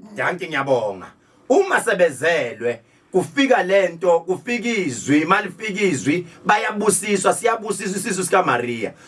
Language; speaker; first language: Zulu; native; Zulu